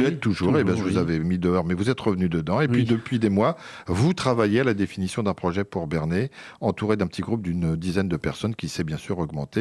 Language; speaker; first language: French; native; French